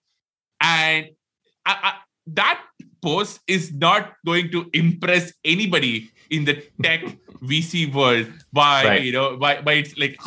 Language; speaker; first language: English; non-native, local second language; Tamil